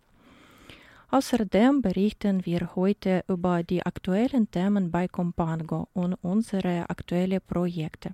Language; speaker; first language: German; non-native, fluent; Ukrainian